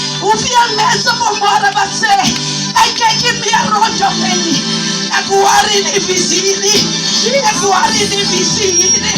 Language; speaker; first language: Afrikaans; non-native, local second language; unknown